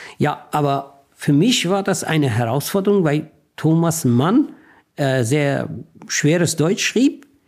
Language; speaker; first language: German; non-native, fluent; Persian